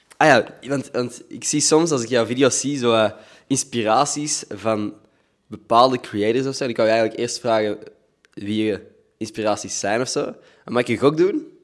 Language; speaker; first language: Dutch; native; Dutch